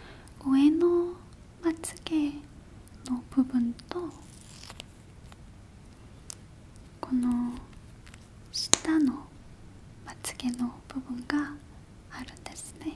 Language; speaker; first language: Japanese; non-native, learner; Korean